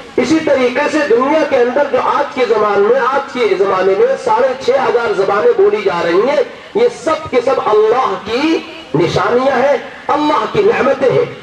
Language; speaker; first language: Urdu; native; Urdu